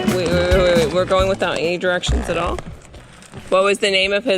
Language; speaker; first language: English; native; English